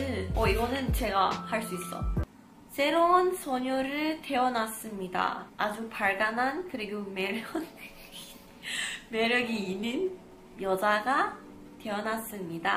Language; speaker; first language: Korean; non-native, fluent; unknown